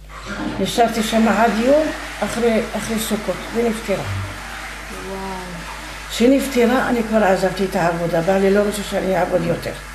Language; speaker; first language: Hebrew; non-native, fluent; Arabic